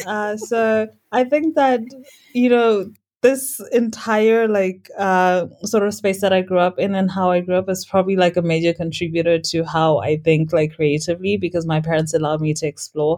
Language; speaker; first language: English; non-native, local second language; Shona